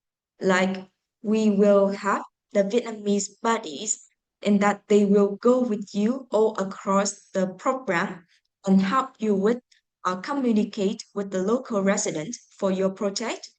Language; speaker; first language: English; non-native, fluent; Vietnamese